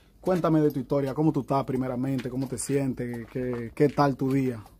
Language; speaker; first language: Spanish; native; Spanish